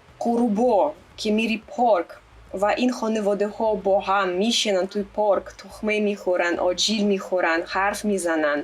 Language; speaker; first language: Persian; non-native, fluent; Russian